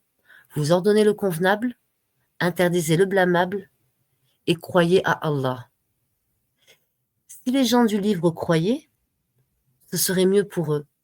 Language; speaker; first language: French; native; French